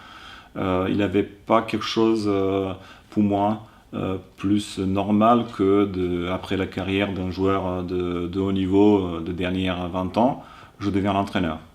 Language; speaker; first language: French; non-native, fluent; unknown